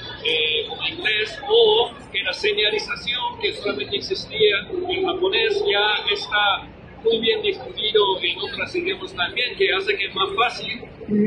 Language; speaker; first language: Spanish; non-native, fluent; Japanese